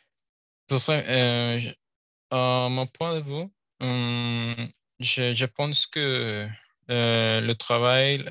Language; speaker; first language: French; non-native, learner; Spanish